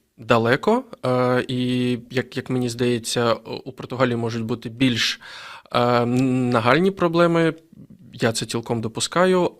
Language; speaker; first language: Ukrainian; native; Ukrainian